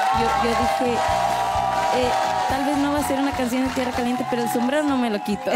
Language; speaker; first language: Spanish; early bilingual, heritage; Spanish